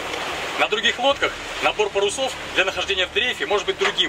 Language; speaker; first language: Russian; native; Russian